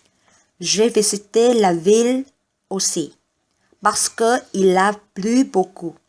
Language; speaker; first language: French; non-native, learner; Vietnamese